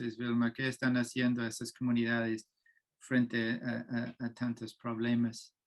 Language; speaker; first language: Spanish; non-native, fluent; English